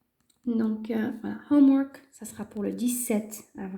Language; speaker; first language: French; non-native, fluent; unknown